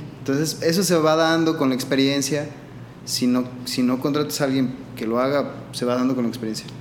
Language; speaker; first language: Spanish; native; Spanish